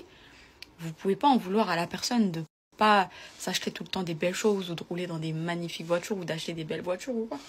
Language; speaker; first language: French; native; French